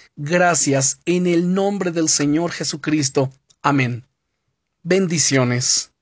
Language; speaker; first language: Spanish; native; Spanish